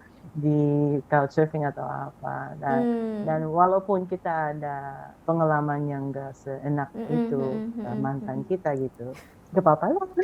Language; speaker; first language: Indonesian; non-native, fluent; Filipino